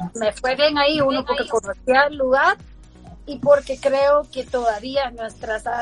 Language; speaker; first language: Spanish; early bilingual, heritage; Spanish